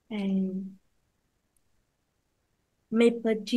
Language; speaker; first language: English; non-native, learner; Vietnamese